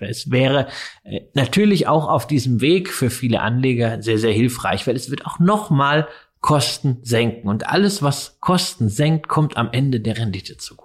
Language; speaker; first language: German; native; German